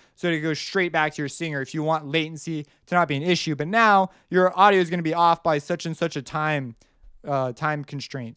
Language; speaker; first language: English; native; English